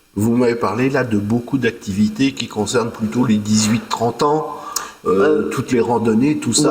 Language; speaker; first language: French; native; French